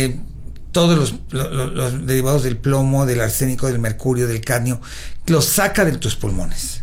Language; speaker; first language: Spanish; native; Spanish